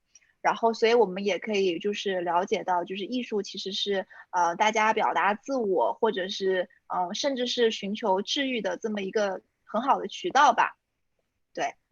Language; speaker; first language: Chinese; native; Chinese